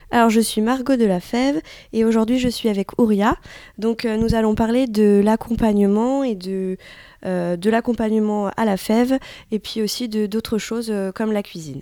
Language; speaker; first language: French; native; French